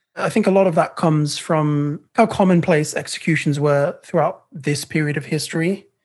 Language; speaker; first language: English; native; English